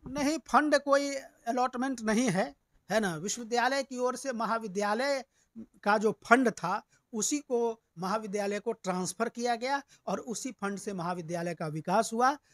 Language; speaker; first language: Hindi; native; Hindi